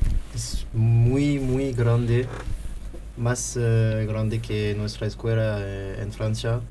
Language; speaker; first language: Spanish; non-native, fluent; French